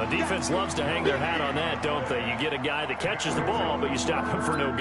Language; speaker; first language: English; native; English